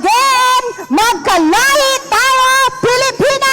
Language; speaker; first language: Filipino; non-native, local second language; Bikol